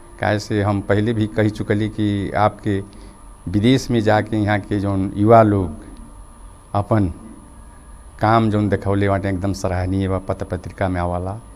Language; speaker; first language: Bhojpuri; non-native, local second language; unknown